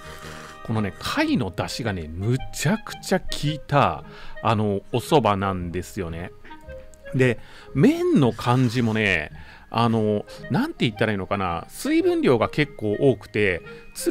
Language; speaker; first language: Japanese; native; Japanese